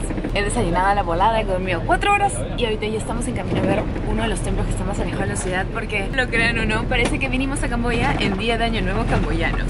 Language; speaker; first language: Spanish; native; Spanish